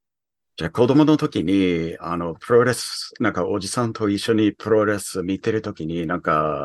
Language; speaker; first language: Japanese; early bilingual, heritage; English